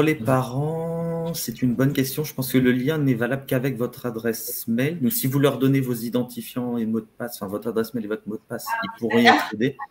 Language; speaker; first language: French; native; French